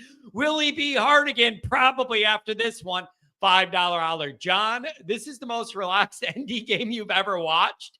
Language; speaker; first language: English; native; English